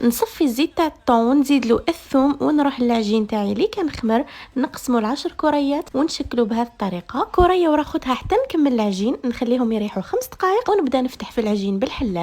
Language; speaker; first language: Arabic; native; Arabic